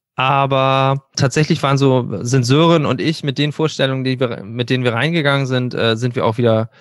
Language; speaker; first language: German; native; German